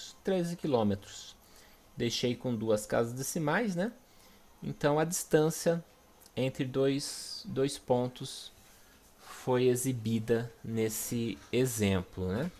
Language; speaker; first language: Portuguese; native; Portuguese